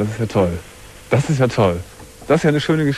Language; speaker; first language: German; native; German